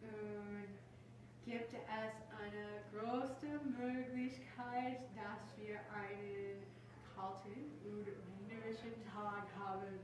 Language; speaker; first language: German; non-native, learner; English